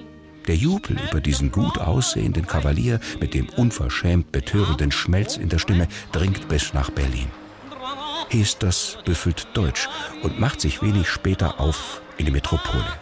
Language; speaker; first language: German; native; German